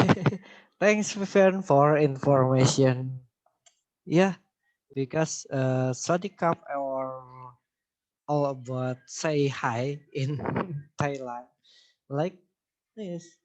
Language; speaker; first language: English; non-native, learner; Indonesian